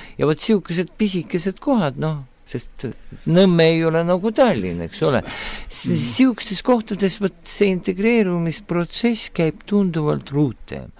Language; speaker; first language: Estonian; non-native, local second language; Russian